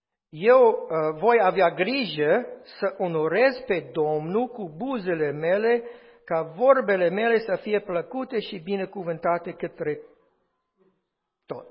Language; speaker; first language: Romanian; non-native, fluent; English